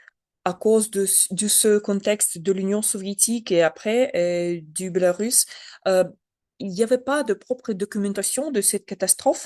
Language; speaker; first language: French; non-native, learner; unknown